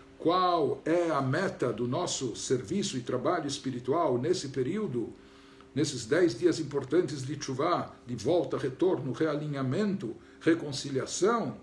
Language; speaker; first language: Portuguese; native; Portuguese